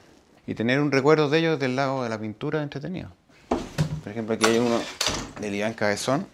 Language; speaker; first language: Spanish; native; Spanish